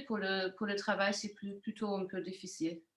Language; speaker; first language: French; non-native, fluent; German